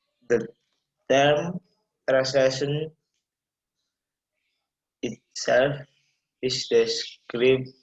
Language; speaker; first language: English; non-native, learner; Indonesian